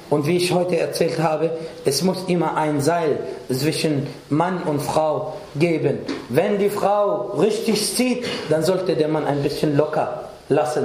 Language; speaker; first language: German; non-native, fluent; Arabic